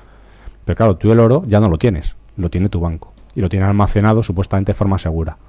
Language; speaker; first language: Spanish; native; Spanish